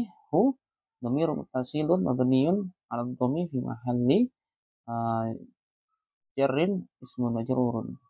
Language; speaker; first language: Arabic; non-native, learner; Indonesian